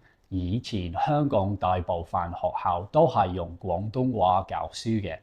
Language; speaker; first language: Cantonese; non-native, fluent; English